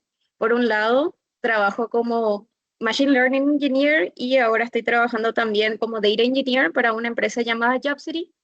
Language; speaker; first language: Spanish; native; Spanish